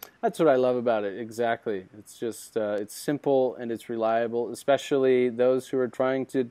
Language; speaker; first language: English; native; English